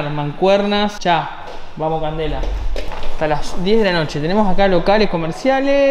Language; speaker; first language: Spanish; native; Spanish